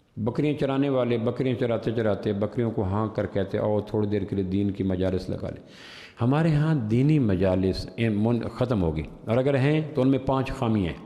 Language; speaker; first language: Urdu; non-native, local second language; Punjabi